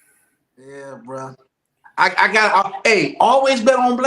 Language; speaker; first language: English; native; English